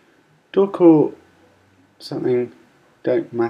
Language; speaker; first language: Japanese; non-native, learner; English